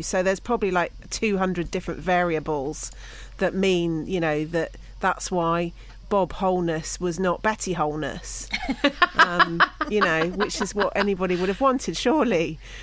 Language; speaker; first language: English; native; English